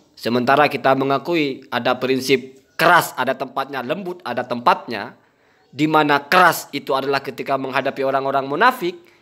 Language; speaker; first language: Indonesian; non-native, local second language; Madurese